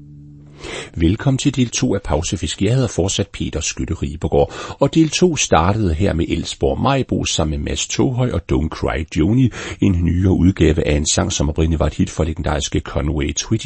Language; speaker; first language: Danish; native; Danish